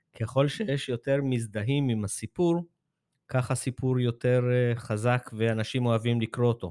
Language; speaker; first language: Hebrew; native; Hebrew